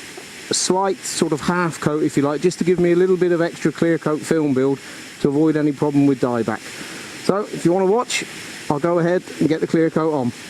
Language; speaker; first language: English; native; English